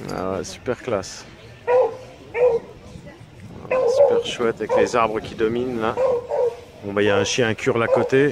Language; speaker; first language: French; native; French